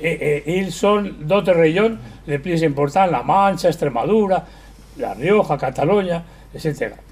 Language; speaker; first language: French; non-native, learner; Spanish